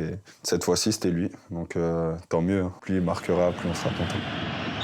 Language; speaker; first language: French; native; French